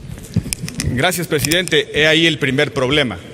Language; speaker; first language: Spanish; native; Spanish